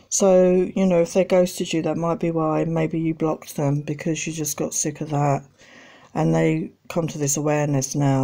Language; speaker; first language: English; native; English